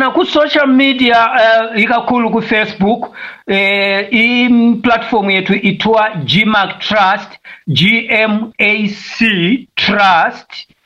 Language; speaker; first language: Zulu; non-native, fluent; Tumbuka